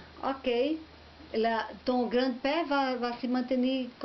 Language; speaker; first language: French; non-native, learner; Portuguese